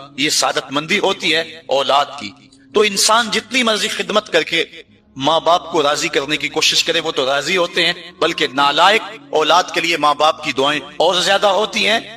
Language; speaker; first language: Urdu; non-native, local second language; Punjabi